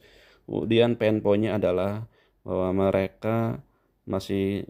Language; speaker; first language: Indonesian; native; Indonesian